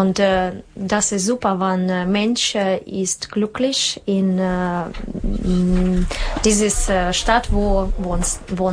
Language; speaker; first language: German; non-native, learner; Russian